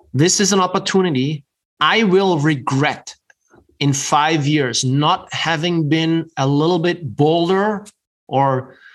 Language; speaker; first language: English; non-native, fluent; German